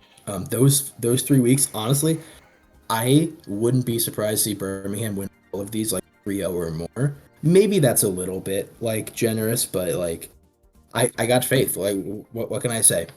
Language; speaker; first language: English; native; English